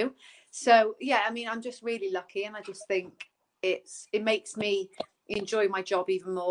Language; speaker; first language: English; native; English